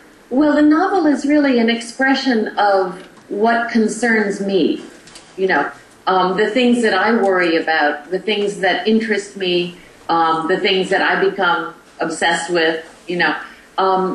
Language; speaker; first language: English; native; English